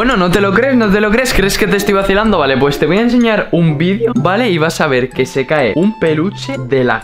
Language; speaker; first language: Spanish; native; Spanish